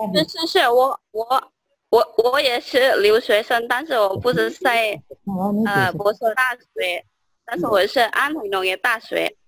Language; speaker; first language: Chinese; non-native, learner; Indonesian